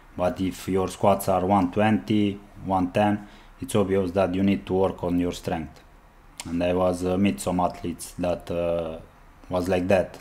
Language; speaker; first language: English; non-native, learner; Romanian